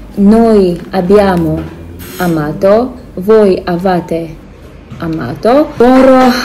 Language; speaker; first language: Italian; non-native, learner; Russian